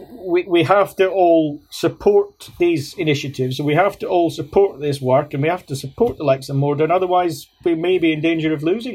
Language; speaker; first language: English; native; English